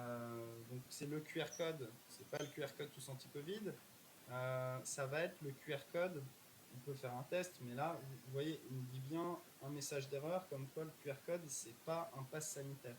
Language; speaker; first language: French; native; French